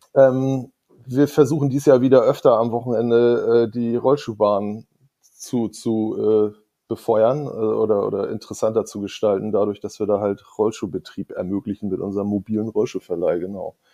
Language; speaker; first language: German; native; German